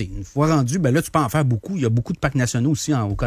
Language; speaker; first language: French; native; French